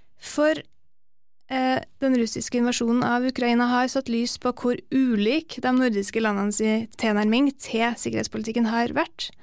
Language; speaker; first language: Norwegian; native; Norwegian